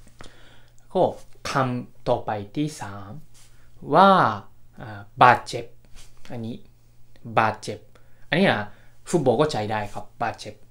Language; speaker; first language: Thai; non-native, fluent; Japanese